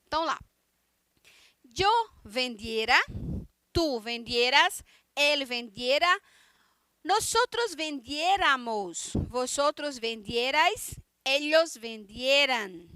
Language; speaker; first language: Spanish; non-native, fluent; Portuguese